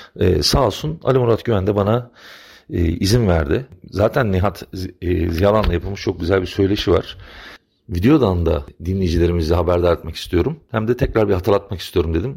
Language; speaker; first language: Turkish; native; Turkish